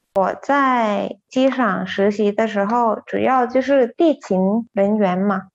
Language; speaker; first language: Chinese; non-native, fluent; Thai